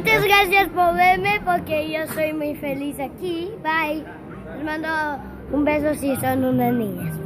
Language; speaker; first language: Spanish; early bilingual, heritage; English